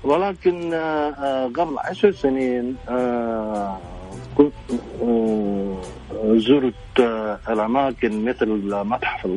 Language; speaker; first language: Arabic; non-native, fluent; Japanese